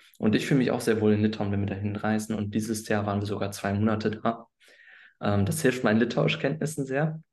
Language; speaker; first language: German; native; German